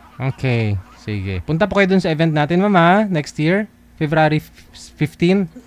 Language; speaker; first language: Filipino; native; Filipino